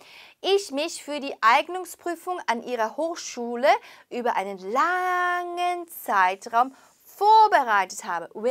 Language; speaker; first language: German; non-native, fluent; Korean